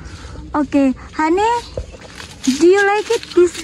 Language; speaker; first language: English; non-native, learner; Indonesian